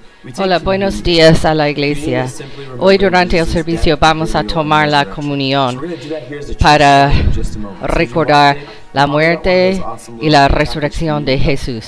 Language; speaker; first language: Spanish; non-native, fluent; English